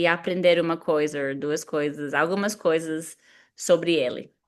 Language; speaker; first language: Portuguese; non-native, fluent; English